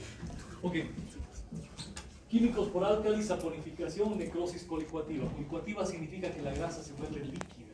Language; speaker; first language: Spanish; native; Spanish